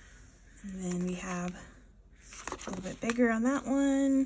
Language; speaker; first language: English; native; English